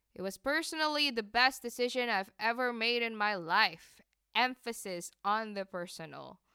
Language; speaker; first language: English; non-native, fluent; Indonesian